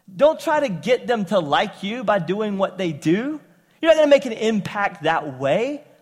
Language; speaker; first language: English; native; English